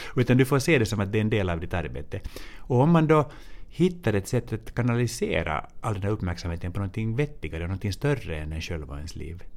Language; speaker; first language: Swedish; native; Swedish